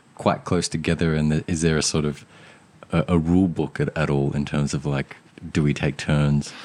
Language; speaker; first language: English; native; English